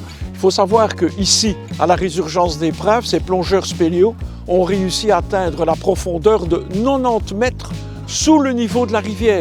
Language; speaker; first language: French; native; French